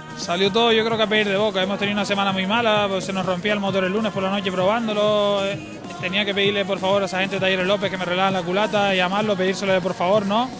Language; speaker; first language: Spanish; native; Spanish